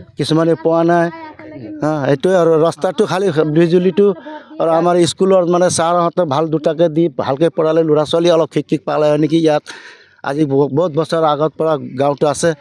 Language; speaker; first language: Assamese; native; Assamese